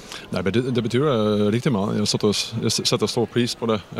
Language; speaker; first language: Danish; non-native, fluent; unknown